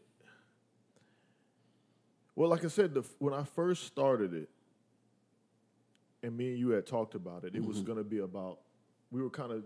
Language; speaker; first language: English; early bilingual, other home language; Spanish